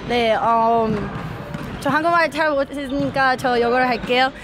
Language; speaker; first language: Korean; non-native, learner; English